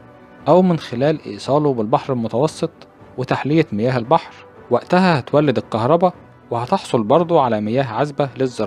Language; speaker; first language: Arabic; native; Arabic